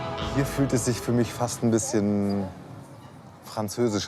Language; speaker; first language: German; native; German